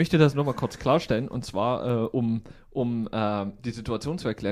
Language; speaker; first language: German; native; German